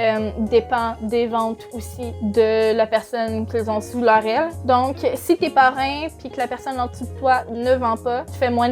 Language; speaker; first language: French; native; French